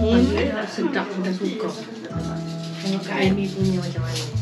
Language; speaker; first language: Malay; native; Malay